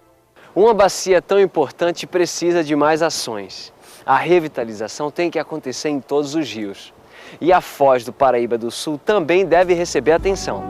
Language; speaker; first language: Portuguese; native; Portuguese